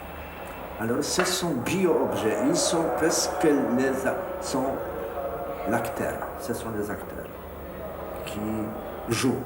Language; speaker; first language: French; non-native, fluent; Polish